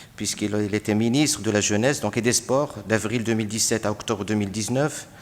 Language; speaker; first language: French; non-native, local second language; Arabic